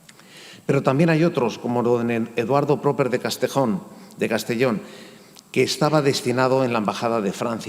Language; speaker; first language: Spanish; native; Spanish